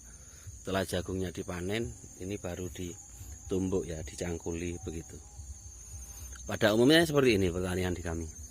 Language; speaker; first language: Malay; non-native, local second language; Javanese